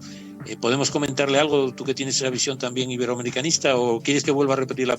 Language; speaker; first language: Spanish; native; Spanish